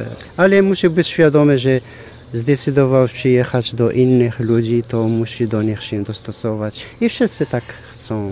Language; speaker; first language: Polish; non-native, fluent; Arabic